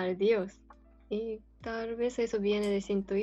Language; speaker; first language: Spanish; non-native, fluent; Japanese